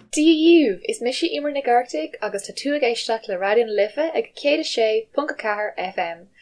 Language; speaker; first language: Irish; non-native, local second language; English